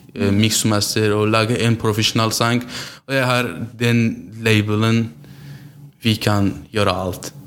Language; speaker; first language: Norwegian; non-native, fluent; Persian